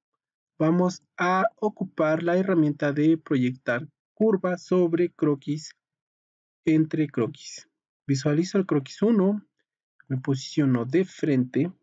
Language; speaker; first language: Spanish; native; Spanish